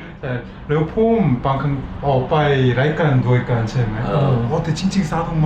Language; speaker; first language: Thai; non-native, learner; Korean